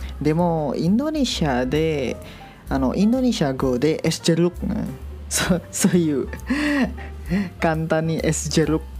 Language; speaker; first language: Japanese; non-native, learner; Indonesian